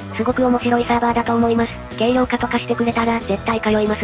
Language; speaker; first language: Japanese; native; Japanese